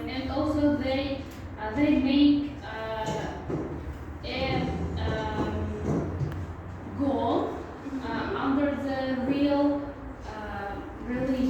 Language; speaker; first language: English; non-native, learner; Uzbek